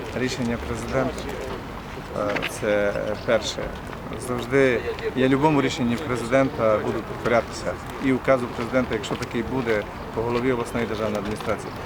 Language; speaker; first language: Ukrainian; native; Ukrainian